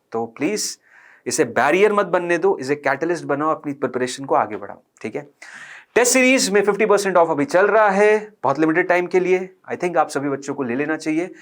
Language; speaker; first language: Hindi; native; Hindi